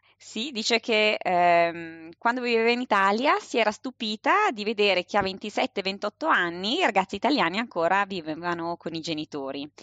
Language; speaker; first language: Italian; native; Italian